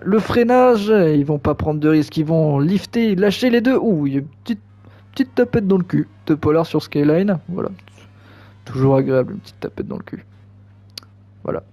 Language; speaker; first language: French; native; French